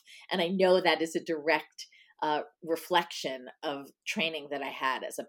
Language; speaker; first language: English; native; English